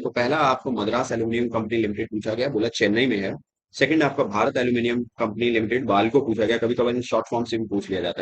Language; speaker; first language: Hindi; native; Hindi